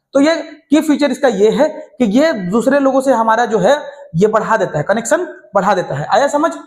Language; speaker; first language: Hindi; native; Hindi